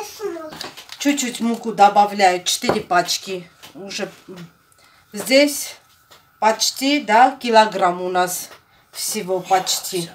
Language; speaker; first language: Russian; non-native, fluent; Armenian